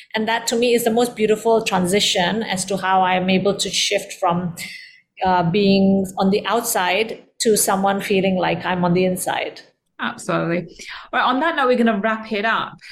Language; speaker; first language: English; early bilingual, heritage; Indonesian